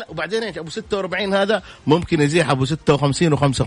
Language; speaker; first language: Arabic; native; Arabic